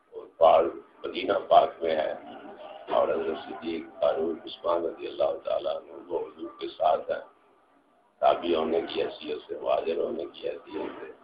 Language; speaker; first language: Urdu; non-native, local second language; Punjabi